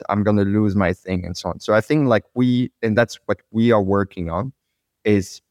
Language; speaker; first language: English; non-native, fluent; French